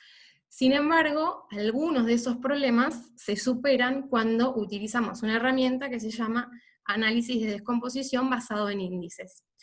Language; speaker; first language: Spanish; native; Spanish